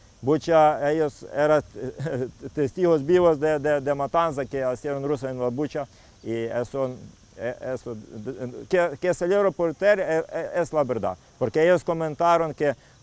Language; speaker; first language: Spanish; non-native, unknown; Ukrainian